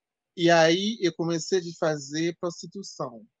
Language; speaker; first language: Portuguese; non-native, fluent; French